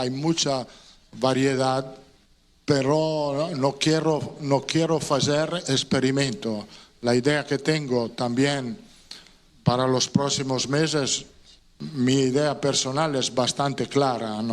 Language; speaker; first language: Spanish; non-native, fluent; Italian